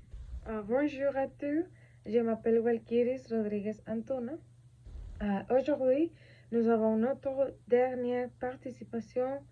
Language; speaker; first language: French; non-native, learner; Spanish